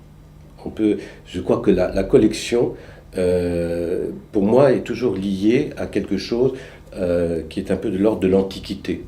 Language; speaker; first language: French; early bilingual, other home language; Romanian